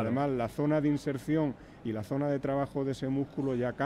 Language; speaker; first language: Spanish; native; Spanish